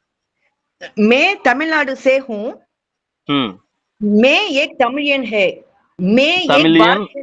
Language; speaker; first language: Hindi; non-native, learner; Tamil